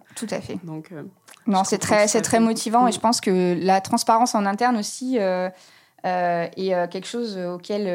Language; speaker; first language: French; native; French